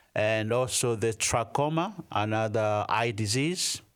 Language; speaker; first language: English; non-native, fluent; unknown